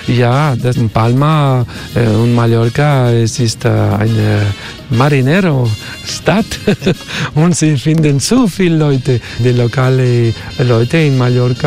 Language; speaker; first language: German; non-native, learner; Spanish